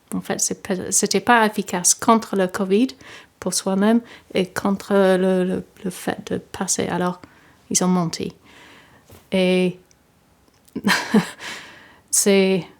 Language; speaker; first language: French; non-native, fluent; English